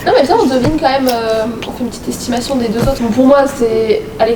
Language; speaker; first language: French; native; French